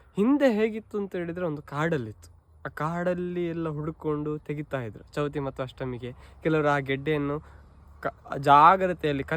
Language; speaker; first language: Kannada; non-native, local second language; Konkani